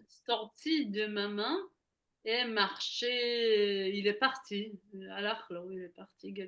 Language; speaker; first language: French; non-native, fluent; Hebrew